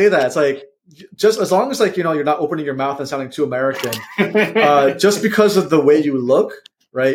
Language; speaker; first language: English; early bilingual, other home language; Vietnamese